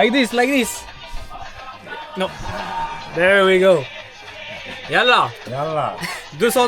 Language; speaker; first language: English; non-native, learner; French